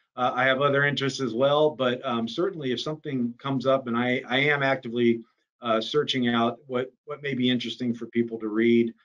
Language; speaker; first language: English; native; English